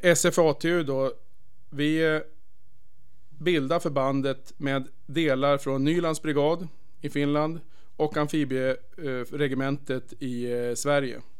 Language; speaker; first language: Swedish; native; Swedish